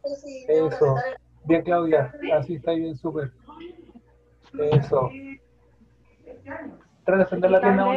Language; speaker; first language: Spanish; native; Spanish